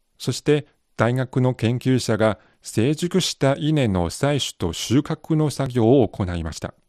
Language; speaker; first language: Japanese; non-native, fluent; Chinese